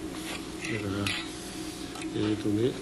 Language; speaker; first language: French; non-native, learner; Japanese